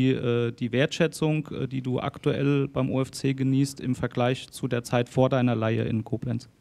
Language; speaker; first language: German; native; German